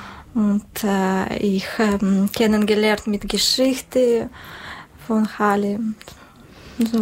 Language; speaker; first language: German; non-native, learner; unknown